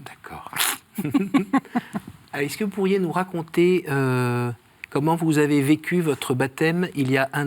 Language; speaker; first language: French; native; French